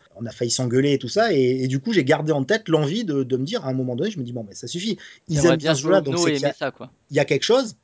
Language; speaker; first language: French; native; French